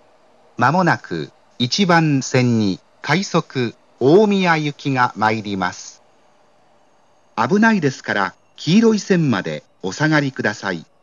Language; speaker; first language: Japanese; native; Japanese